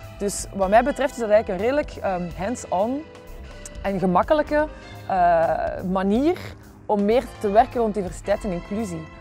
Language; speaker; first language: Dutch; native; Dutch